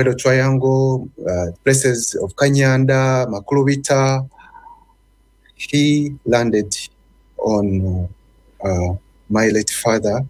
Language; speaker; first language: English; non-native, local second language; Ganda